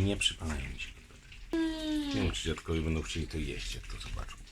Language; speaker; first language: Polish; native; Polish